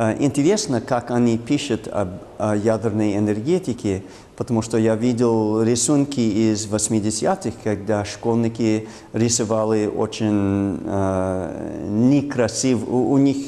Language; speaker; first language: Russian; non-native, fluent; English